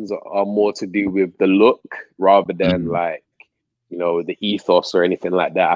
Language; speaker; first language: English; native; English